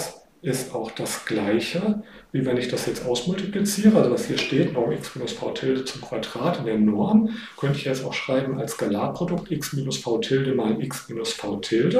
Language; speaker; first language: German; native; German